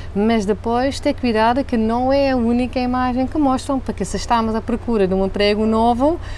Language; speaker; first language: Portuguese; non-native, fluent; Dutch